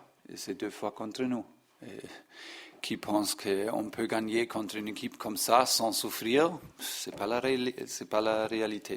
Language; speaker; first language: French; non-native, learner; German